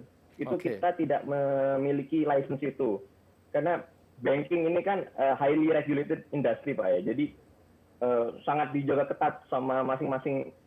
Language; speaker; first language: Indonesian; native; Indonesian